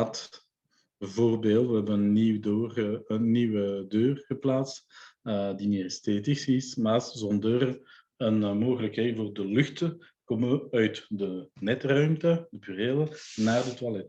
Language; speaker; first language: Dutch; non-native, local second language; French